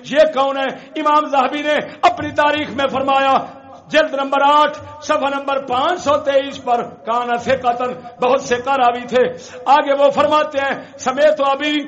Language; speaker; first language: Urdu; non-native, local second language; Punjabi